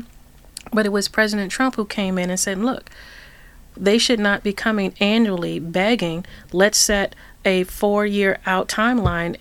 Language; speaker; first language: English; native; English